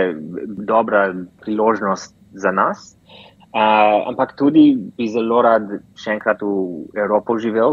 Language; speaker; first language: Slovenian; early bilingual, heritage; English